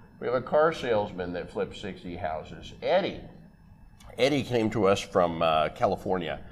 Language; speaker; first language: English; native; English